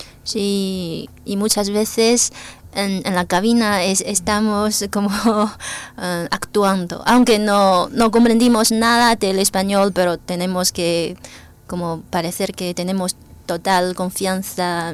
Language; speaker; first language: Spanish; non-native, fluent; Chinese